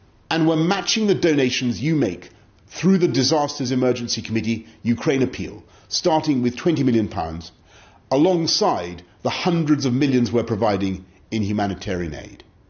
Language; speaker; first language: English; native; English